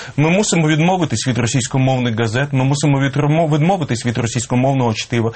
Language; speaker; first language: Ukrainian; native; Ukrainian